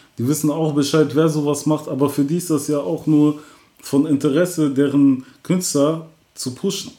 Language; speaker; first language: German; early bilingual, other home language; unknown